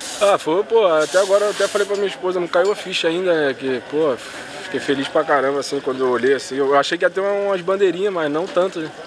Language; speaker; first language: Portuguese; native; Portuguese